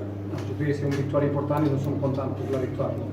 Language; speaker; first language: French; non-native, fluent; Spanish